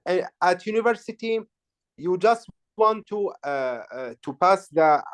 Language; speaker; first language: English; non-native, learner; Arabic